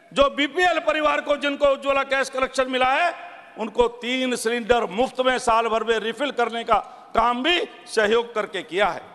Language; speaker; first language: Hindi; native; Hindi